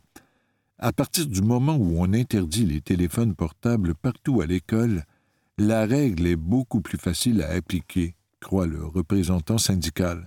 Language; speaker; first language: French; native; French